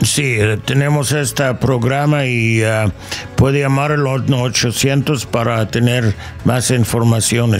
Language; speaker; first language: Spanish; non-native, learner; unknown